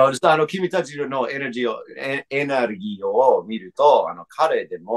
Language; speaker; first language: Japanese; non-native, fluent; English